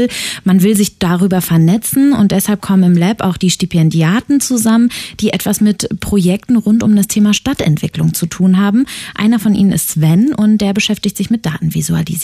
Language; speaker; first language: German; native; German